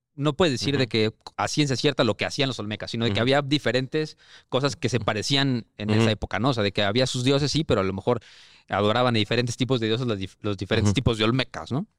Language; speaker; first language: Spanish; native; Spanish